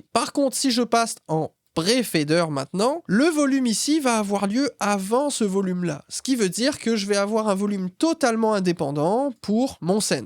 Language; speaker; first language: French; native; French